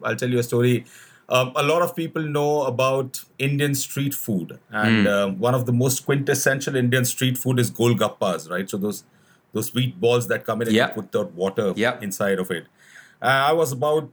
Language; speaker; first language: English; non-native, local second language; Hindi